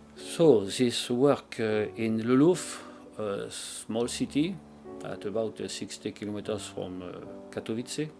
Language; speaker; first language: English; non-native, learner; French